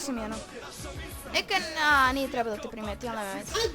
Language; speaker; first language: Croatian; native; Croatian